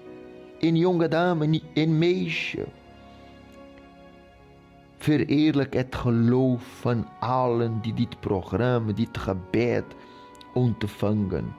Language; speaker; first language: Dutch; non-native, local second language; Portuguese